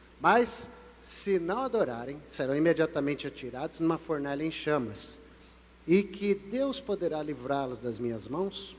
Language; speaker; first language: Portuguese; native; Portuguese